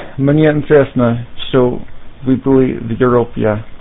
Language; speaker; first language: Russian; non-native, learner; English